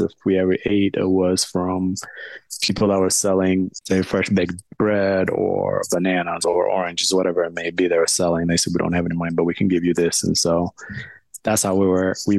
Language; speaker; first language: English; early bilingual, other home language; Amharic